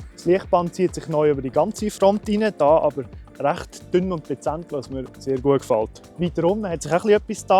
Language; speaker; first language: German; native; German